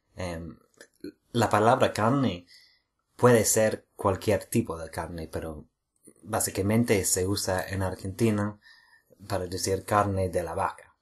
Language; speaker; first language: Spanish; non-native, fluent; English